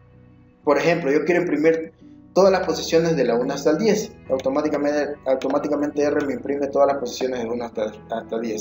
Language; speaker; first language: Spanish; native; Spanish